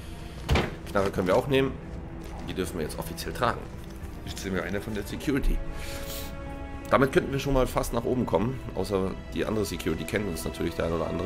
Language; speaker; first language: German; native; German